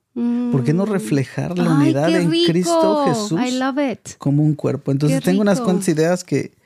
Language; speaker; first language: Spanish; native; Spanish